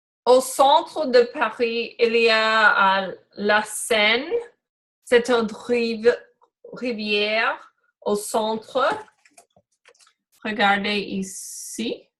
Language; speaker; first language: French; non-native, learner; English